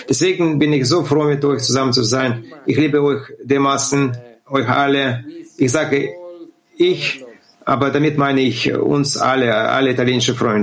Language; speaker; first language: German; non-native, fluent; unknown